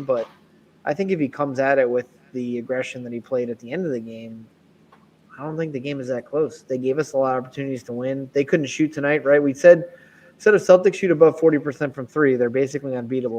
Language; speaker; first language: English; native; English